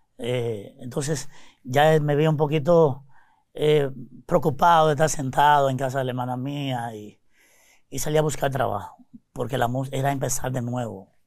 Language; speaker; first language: Spanish; native; Spanish